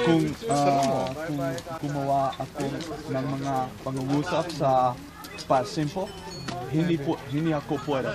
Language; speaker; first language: Filipino; non-native, learner; Dutch